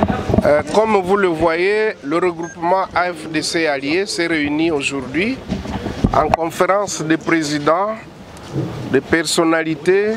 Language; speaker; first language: French; non-native, local second language; Lingala